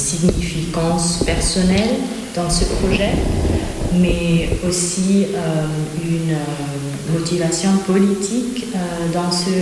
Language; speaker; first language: French; non-native, learner; German